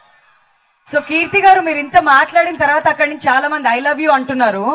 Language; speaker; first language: Telugu; native; Telugu